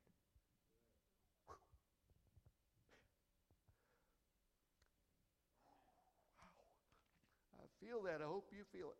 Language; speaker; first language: English; native; English